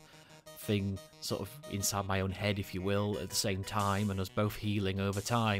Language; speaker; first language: English; native; English